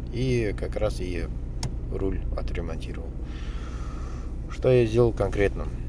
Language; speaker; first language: Russian; non-native, local second language; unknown